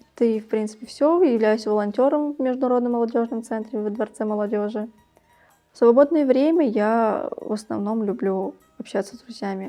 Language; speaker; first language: Russian; early bilingual, other home language; Tajik